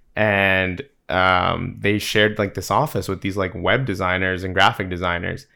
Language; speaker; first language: English; native; English